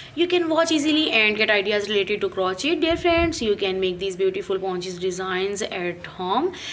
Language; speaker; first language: English; non-native, local second language; Urdu